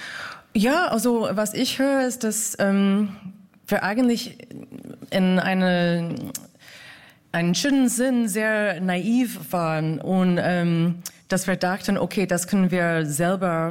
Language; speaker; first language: German; non-native, fluent; English